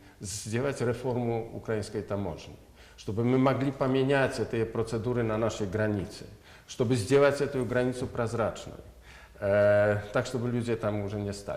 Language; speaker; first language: Russian; non-native, learner; Polish